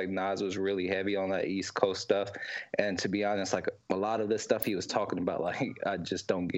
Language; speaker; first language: English; native; English